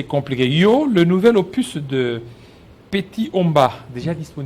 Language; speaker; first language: French; non-native, local second language; Lingala